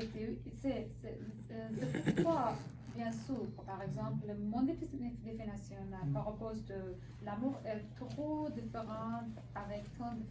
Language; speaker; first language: French; non-native, learner; Persian